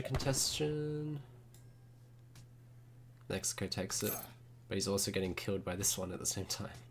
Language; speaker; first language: English; native; English